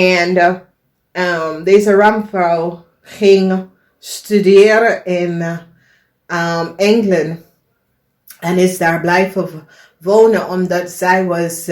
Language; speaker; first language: Dutch; non-native, learner; English